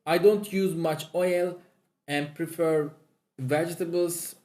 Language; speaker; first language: English; non-native, fluent; Turkish